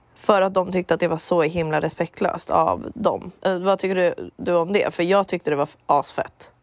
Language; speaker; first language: Swedish; native; Swedish